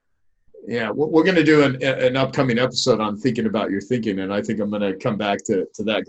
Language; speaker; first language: English; native; English